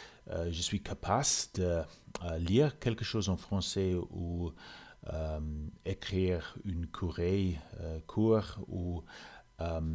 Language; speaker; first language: French; non-native, learner; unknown